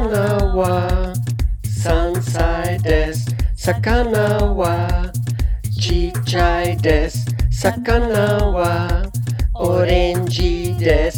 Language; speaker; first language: Japanese; non-native, learner; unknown